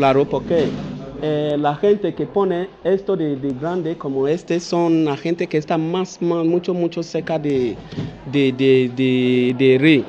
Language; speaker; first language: Spanish; non-native, learner; Bini